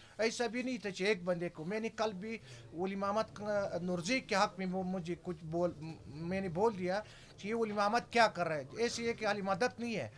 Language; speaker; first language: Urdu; non-native, local second language; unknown